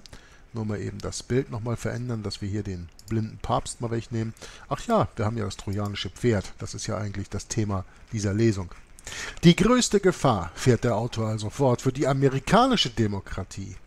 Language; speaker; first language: German; native; German